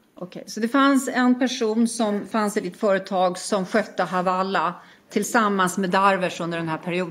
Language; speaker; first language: Swedish; native; Swedish